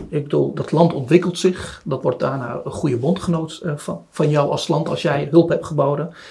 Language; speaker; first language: Dutch; early bilingual, other home language; Turoyo